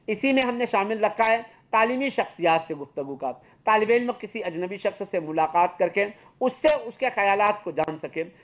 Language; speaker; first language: Urdu; native; Urdu